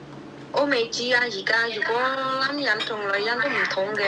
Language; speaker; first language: Cantonese; non-native, learner; Javanese